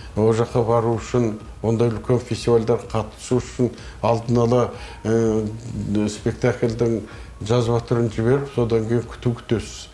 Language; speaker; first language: Kazakh; native; Kazakh